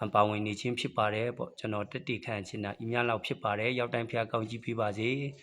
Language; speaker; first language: Burmese; non-native, local second language; Shwe Palaung